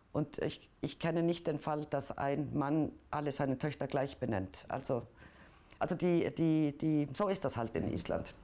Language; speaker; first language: German; non-native, fluent; Icelandic